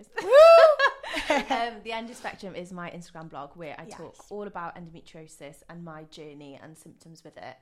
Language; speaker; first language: English; non-native, local second language; Welsh